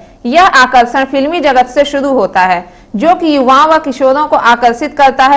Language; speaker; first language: Hindi; native; Hindi